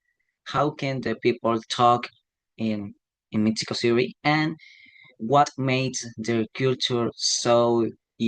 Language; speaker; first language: English; non-native, learner; Spanish